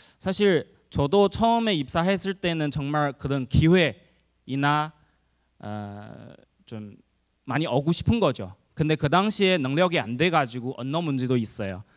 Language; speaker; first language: Korean; non-native, fluent; Chinese